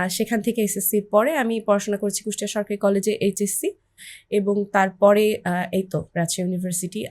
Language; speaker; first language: Bangla; native; Bangla